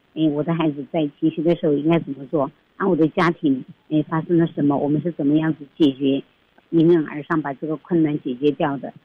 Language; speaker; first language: Chinese; native; Chinese